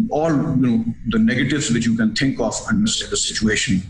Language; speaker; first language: English; non-native, local second language; Urdu